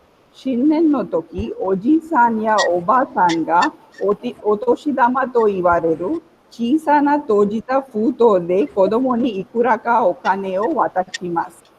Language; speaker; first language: Japanese; non-native, fluent; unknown